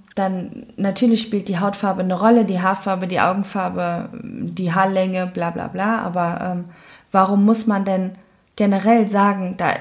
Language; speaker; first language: German; native; German